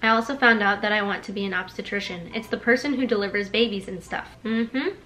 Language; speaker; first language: English; native; English